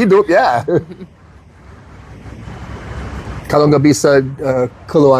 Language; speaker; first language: Indonesian; non-native, learner; English